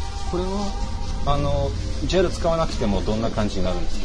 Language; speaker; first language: Japanese; non-native, fluent; English